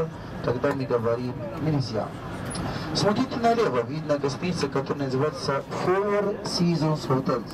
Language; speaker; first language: Russian; non-native, learner; Arabic